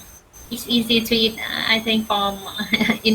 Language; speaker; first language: English; non-native, learner; Vietnamese